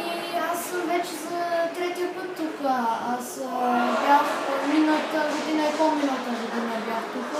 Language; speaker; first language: Bulgarian; early bilingual, heritage; Bulgarian